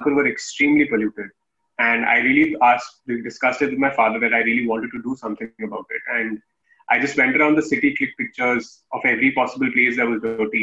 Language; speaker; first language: English; non-native, local second language; Hindi